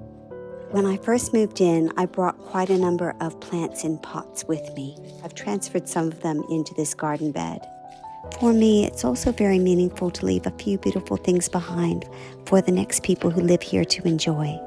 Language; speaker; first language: English; native; English